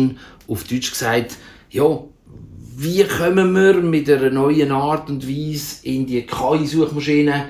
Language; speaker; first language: German; native; German